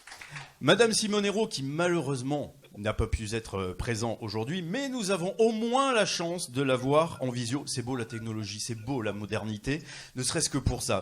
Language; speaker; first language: French; native; French